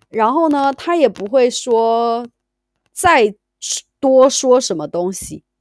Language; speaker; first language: Chinese; native; Chinese